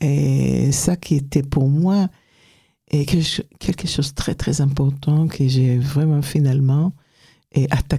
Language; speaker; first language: French; non-native, fluent; Hebrew